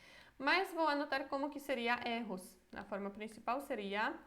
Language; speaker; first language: Portuguese; non-native, fluent; Polish